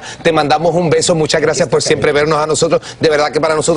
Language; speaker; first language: Spanish; native; Spanish